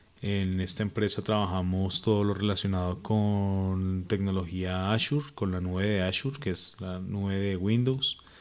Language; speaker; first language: Spanish; native; Spanish